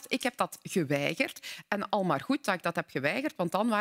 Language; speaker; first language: Dutch; native; Dutch